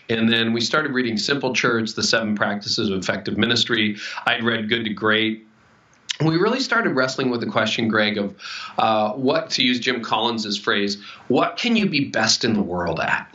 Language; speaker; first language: English; native; English